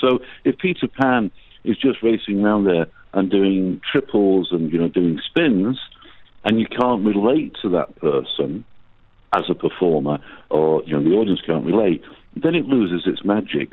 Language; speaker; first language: English; native; English